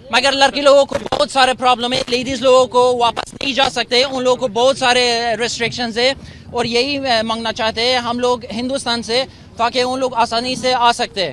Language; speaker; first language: Hindi; non-native, fluent; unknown